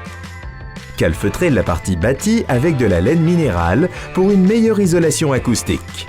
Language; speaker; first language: French; native; French